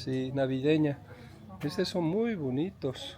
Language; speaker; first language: Spanish; non-native, learner; Portuguese